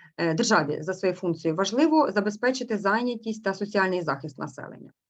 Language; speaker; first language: Ukrainian; native; Ukrainian